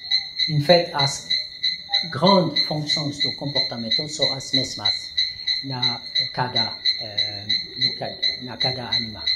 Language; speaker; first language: Portuguese; non-native, learner; French